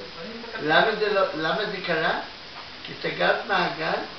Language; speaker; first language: Hebrew; non-native, fluent; Russian